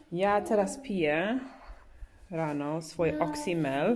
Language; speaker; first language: Polish; non-native, learner; English